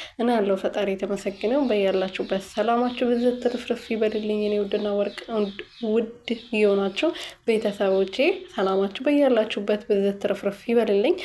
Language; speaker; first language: Amharic; non-native, local second language; Oromo